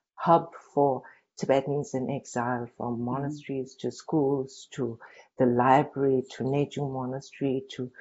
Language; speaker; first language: English; non-native, local second language; Tibetan